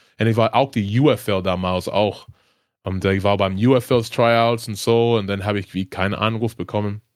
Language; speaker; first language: German; non-native, learner; English